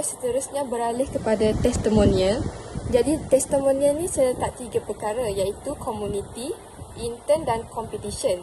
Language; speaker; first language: Malay; native; Malay